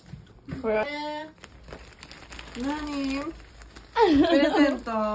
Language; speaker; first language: Japanese; native; Japanese